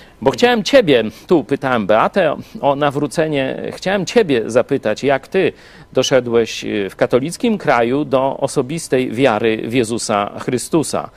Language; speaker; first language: Polish; native; Polish